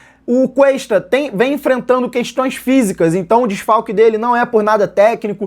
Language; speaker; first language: Portuguese; native; Portuguese